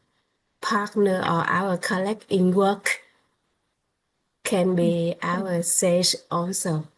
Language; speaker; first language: English; non-native, learner; Vietnamese